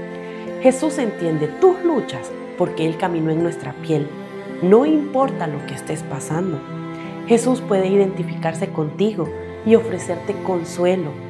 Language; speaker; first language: Spanish; native; Spanish